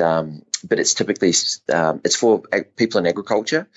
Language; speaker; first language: English; native; English